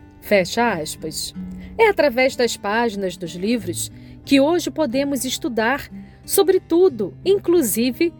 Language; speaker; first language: Portuguese; native; Portuguese